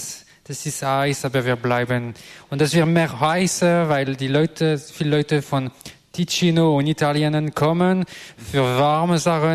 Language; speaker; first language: German; non-native, local second language; French